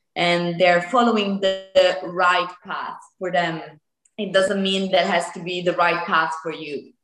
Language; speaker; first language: English; non-native, fluent; Italian